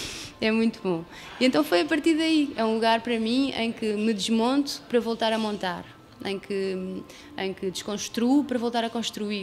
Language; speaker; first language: Portuguese; native; Portuguese